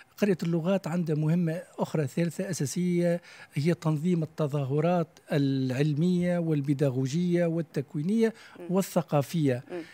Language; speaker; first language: Arabic; native; Arabic